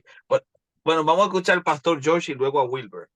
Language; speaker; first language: Spanish; native; Spanish